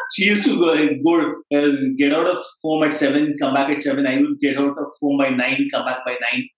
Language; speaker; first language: English; non-native, local second language; Kannada